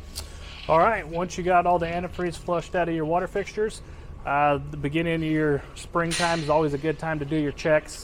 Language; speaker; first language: English; native; English